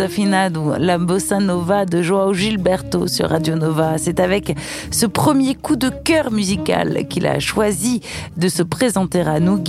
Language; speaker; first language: French; native; French